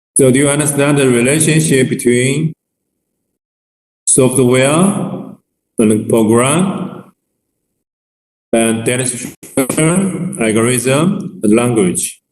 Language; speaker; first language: English; non-native, learner; Chinese